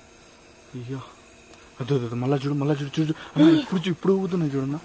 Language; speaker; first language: Telugu; native; Telugu